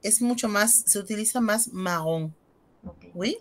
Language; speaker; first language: Spanish; native; Spanish